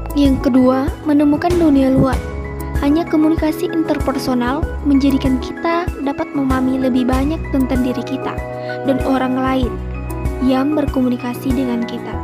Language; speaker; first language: Indonesian; native; Indonesian